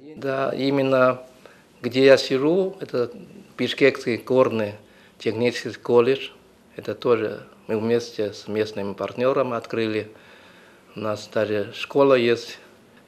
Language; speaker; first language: Russian; non-native, fluent; Chinese